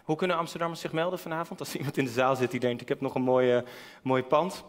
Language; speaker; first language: Dutch; native; Dutch